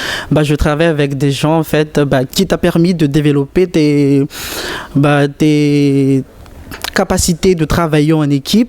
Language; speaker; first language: French; native; French